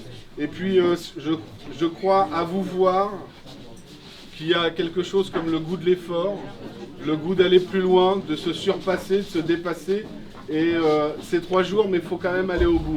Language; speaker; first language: French; native; French